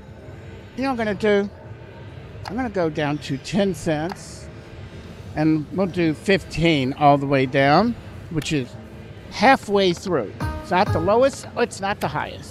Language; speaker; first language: English; native; English